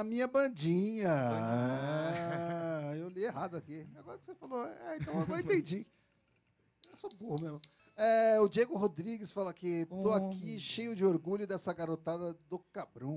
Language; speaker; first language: Portuguese; native; Portuguese